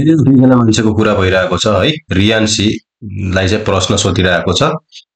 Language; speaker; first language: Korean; non-native, fluent; Nepali